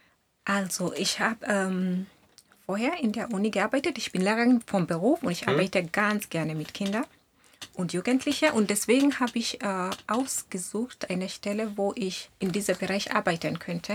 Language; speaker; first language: German; non-native, fluent; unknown